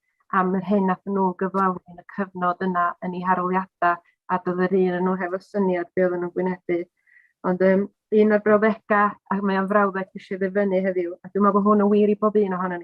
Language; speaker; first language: Welsh; native; Welsh